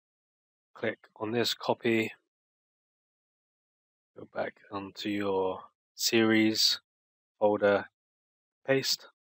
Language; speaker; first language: English; native; English